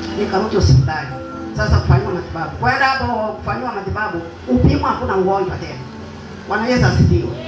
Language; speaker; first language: Swahili; non-native, local second language; Gusii